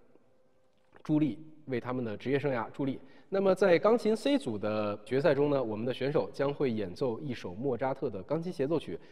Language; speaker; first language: Chinese; native; Chinese